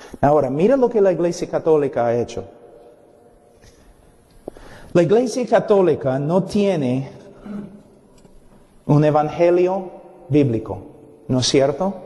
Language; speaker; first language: Spanish; non-native, fluent; English